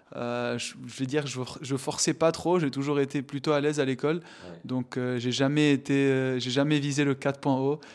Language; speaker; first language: French; non-native, local second language; Arabic